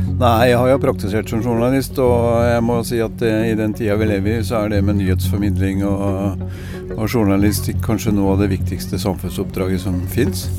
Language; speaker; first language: Norwegian; native; Norwegian